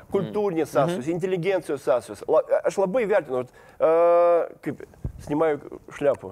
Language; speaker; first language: Lithuanian; non-native, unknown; Russian